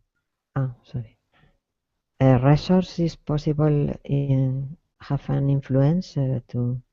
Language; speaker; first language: English; non-native, learner; Spanish